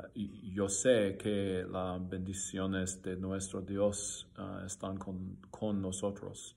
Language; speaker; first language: Spanish; non-native, learner; English